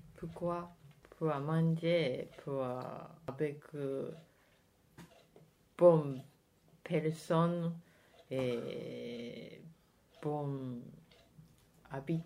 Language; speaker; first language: French; non-native, learner; Japanese